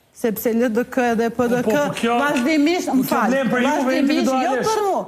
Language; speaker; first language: Albanian; non-native, local second language; Bosnian